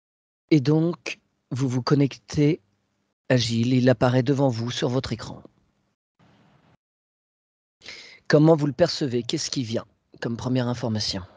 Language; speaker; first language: French; native; French